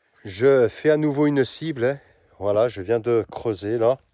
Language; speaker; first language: French; native; French